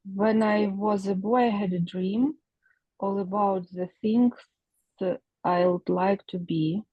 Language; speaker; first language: English; non-native, learner; Ukrainian